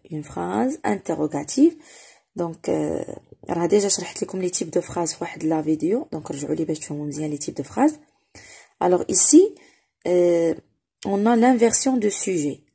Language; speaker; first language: French; non-native, local second language; Arabic